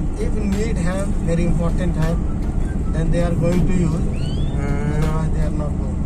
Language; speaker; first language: English; non-native, learner; Hindi